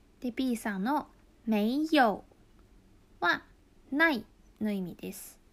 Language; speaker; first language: Japanese; non-native, local second language; Chinese